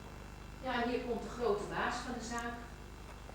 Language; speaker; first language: Dutch; native; Dutch